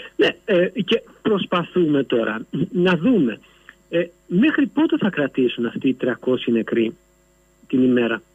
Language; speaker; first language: Greek; native; Greek